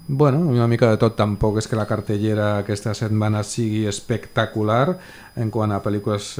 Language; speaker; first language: Catalan; non-native, local second language; Spanish